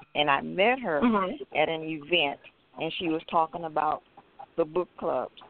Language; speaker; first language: English; native; English